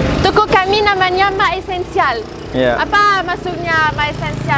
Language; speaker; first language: Indonesian; non-native, learner; French